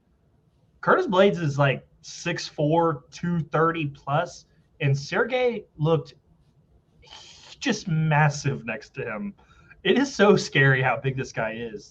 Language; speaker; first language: English; native; English